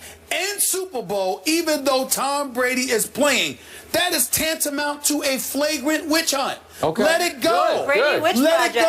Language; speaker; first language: English; native; English